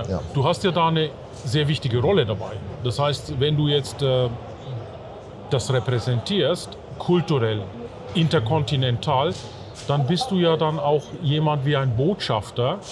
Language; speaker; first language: German; native; German